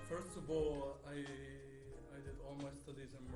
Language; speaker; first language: English; non-native, fluent; Arabic